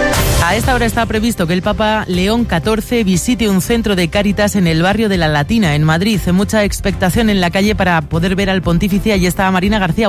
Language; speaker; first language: Spanish; native; Spanish